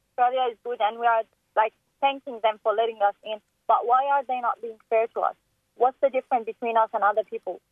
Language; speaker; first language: English; non-native, fluent; Persian